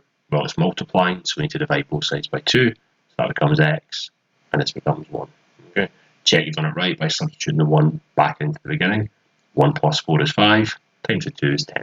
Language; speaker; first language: English; native; English